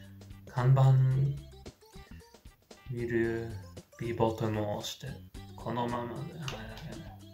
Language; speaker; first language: Japanese; non-native, learner; English